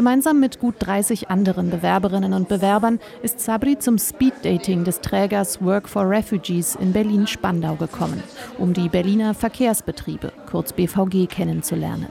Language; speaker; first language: German; native; German